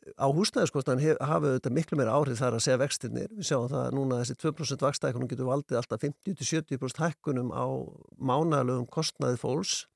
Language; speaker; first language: Icelandic; native; Icelandic